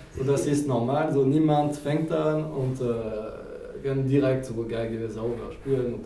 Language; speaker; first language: German; non-native, fluent; French